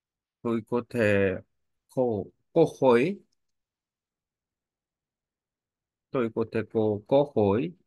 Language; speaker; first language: Vietnamese; non-native, learner; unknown